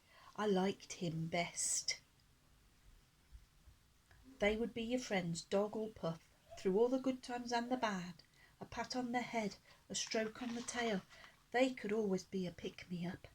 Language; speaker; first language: English; native; English